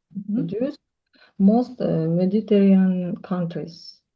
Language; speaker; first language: English; non-native, learner; Russian